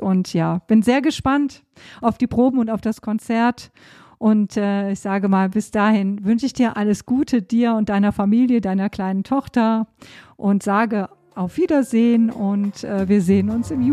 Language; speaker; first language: German; native; German